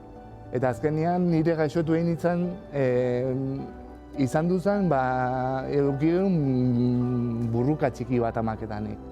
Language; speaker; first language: Basque; native; Basque